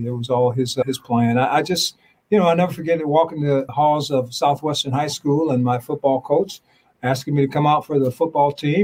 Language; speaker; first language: English; early bilingual, other home language; Spanish